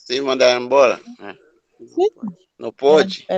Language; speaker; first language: Portuguese; non-native, learner; Haitian Creole